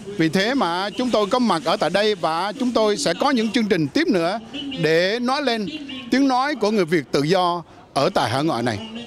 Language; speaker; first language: Vietnamese; native; Vietnamese